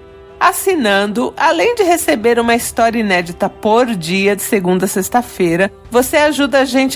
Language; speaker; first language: Portuguese; native; Portuguese